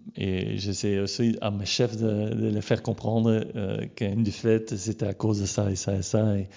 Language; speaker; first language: French; native; French